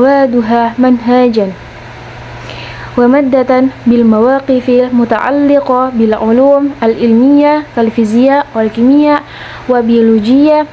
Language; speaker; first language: Arabic; non-native, learner; Indonesian